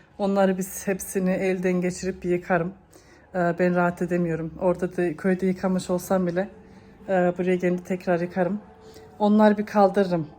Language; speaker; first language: Turkish; early bilingual, heritage; Turkish